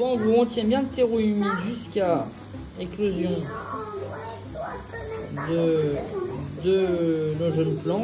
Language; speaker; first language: French; native; French